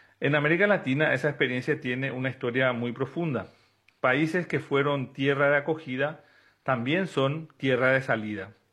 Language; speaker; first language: Spanish; native; Spanish